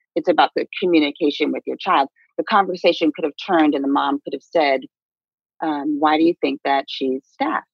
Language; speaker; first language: English; native; English